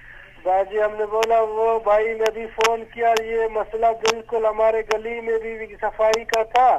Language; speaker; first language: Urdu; non-native, local second language; Pashto